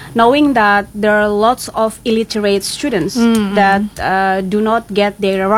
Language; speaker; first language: English; non-native, fluent; Indonesian